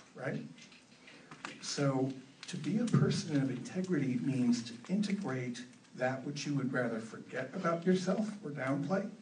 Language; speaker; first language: English; native; English